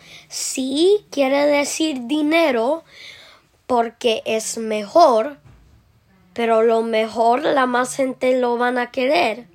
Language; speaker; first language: Spanish; early bilingual, heritage; Spanish